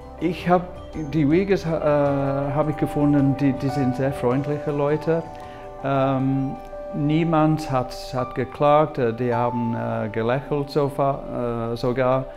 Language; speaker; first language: German; non-native, fluent; English